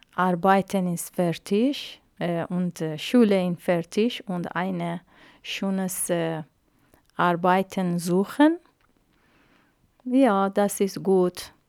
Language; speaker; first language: German; non-native, learner; Arabic